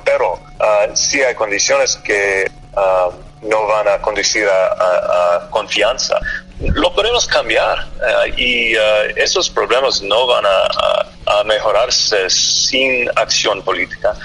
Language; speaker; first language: Spanish; non-native, learner; English